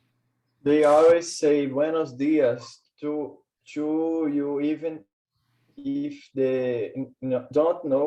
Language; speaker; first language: English; non-native, learner; Portuguese